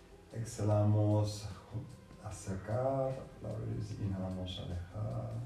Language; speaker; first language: Spanish; non-native, fluent; English